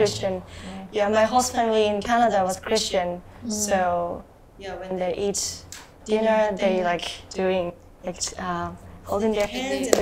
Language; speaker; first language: English; non-native, learner; Japanese